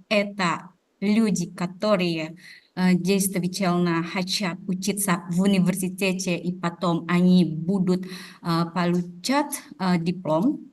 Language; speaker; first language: Russian; non-native, fluent; Indonesian